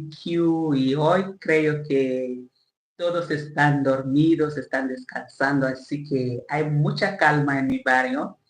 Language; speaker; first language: Spanish; non-native, learner; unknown